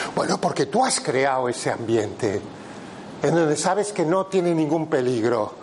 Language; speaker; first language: Spanish; native; Spanish